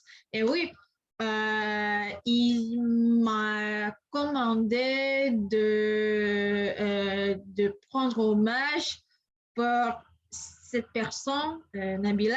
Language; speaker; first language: French; non-native, learner; English